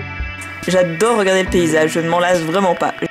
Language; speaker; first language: French; native; French